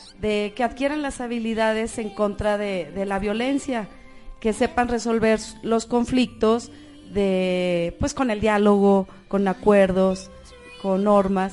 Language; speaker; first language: Spanish; native; Spanish